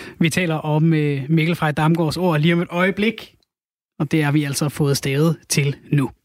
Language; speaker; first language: Danish; native; Danish